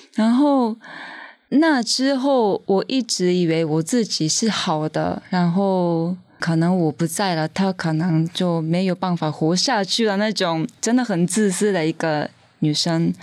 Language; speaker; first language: Chinese; non-native, fluent; Japanese